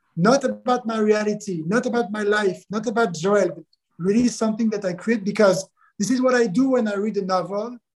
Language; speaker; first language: English; non-native, fluent; French